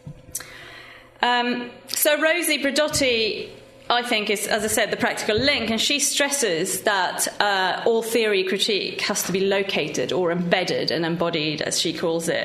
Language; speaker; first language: English; non-native, fluent; Swedish